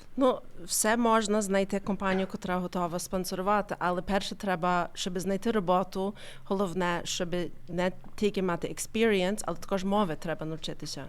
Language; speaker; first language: Ukrainian; early bilingual, heritage; Ukrainian